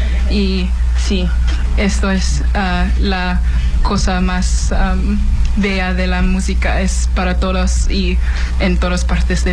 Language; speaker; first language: Spanish; non-native, learner; English